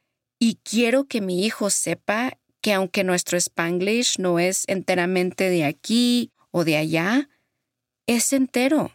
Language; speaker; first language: Spanish; early bilingual, heritage; Spanish